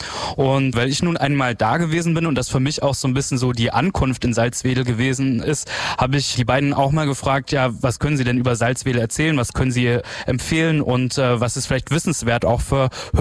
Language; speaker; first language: German; native; German